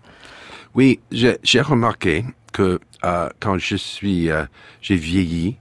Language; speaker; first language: French; non-native, fluent; English